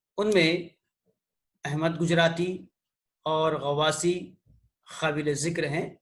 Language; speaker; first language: Urdu; native; Urdu